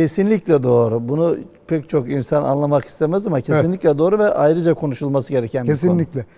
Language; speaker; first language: Turkish; native; Turkish